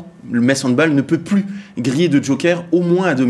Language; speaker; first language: French; native; French